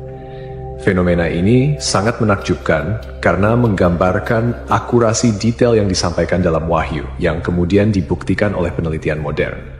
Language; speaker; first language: Indonesian; native; Indonesian